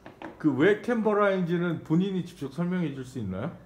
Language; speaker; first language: Korean; native; Korean